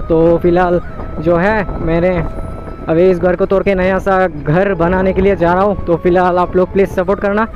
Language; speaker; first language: Hindi; non-native, local second language; Bangla